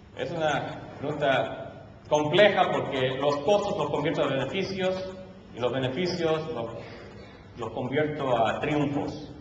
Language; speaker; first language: Spanish; early bilingual, heritage; Spanish